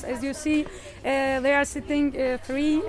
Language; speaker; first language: English; non-native, learner; Turkish